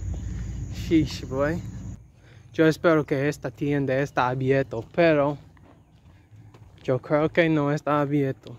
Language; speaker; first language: Spanish; non-native, learner; English